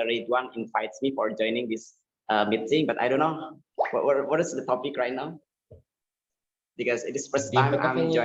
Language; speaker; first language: English; non-native, learner; Indonesian